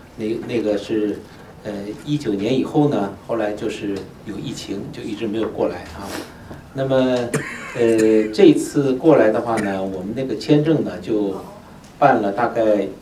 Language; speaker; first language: Chinese; native; Chinese